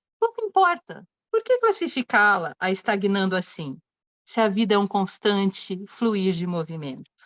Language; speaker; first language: Portuguese; native; Portuguese